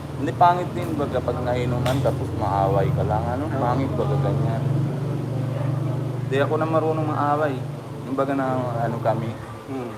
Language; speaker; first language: Filipino; non-native, learner; Punjabi